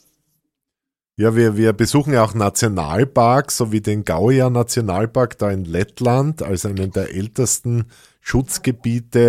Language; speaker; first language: German; native; German